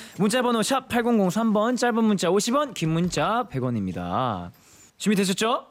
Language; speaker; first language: Korean; early bilingual, heritage; Korean